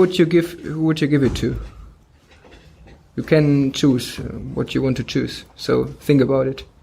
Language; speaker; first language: English; non-native, fluent; German